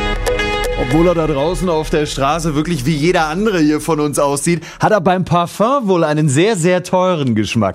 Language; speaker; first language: German; native; German